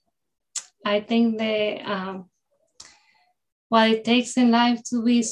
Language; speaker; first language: English; early bilingual, other home language; Spanish